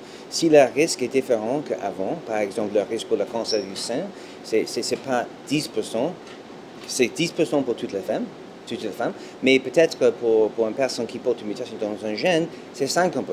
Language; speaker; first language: French; non-native, fluent; English